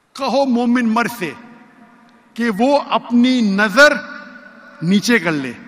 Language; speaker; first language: Urdu; non-native, local second language; Konkani